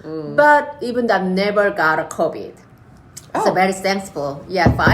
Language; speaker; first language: English; non-native, learner; Korean